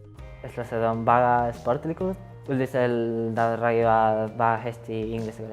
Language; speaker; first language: Estonian; non-native, learner; Spanish